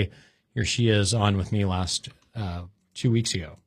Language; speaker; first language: English; native; English